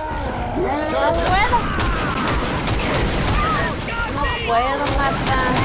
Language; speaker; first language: Spanish; native; Spanish